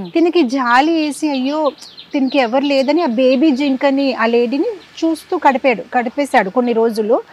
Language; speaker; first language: Telugu; non-native, fluent; Gujarati